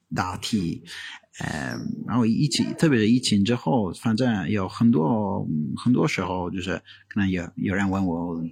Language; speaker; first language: Chinese; non-native, fluent; Italian